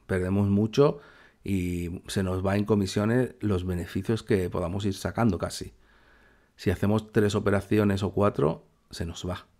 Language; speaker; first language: Spanish; native; Spanish